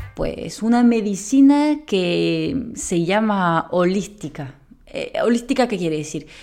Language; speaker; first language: Spanish; non-native, fluent; French